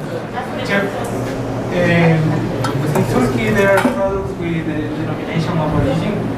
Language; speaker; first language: English; non-native, learner; Spanish